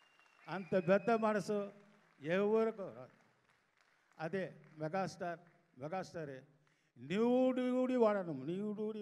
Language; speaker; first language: Telugu; non-native, fluent; Tamil